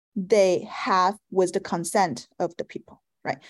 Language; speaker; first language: English; non-native, fluent; Chinese